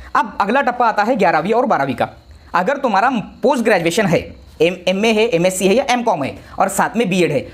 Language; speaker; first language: Hindi; non-native, local second language; Marathi